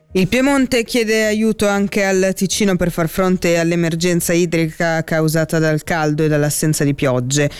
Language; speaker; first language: Italian; native; Italian